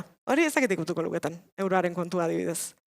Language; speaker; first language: Basque; native; Basque